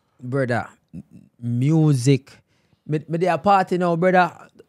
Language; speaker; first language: English; native; English